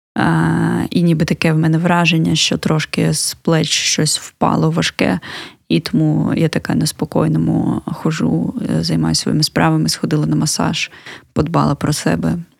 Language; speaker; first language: Ukrainian; native; Ukrainian